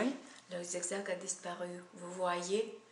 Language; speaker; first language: French; non-native, learner; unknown